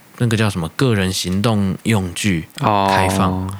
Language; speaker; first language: Chinese; native; Chinese